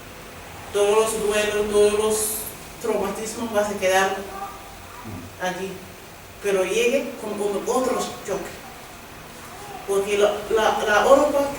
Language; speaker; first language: Spanish; non-native, learner; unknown